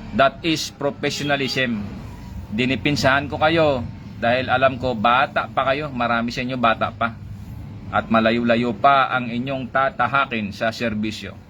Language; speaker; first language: Filipino; non-native, local second language; Hiligaynon